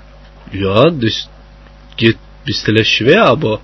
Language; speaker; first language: German; non-native, learner; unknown